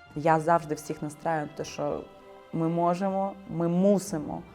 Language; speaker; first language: Ukrainian; native; Ukrainian